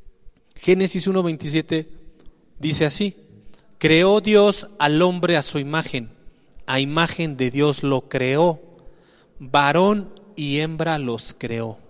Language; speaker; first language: Spanish; native; Spanish